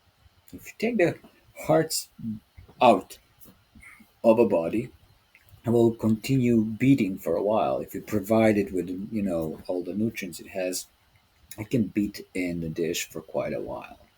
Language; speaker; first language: English; non-native, fluent; Serbian